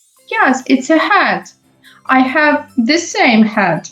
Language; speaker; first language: English; non-native, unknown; Ukrainian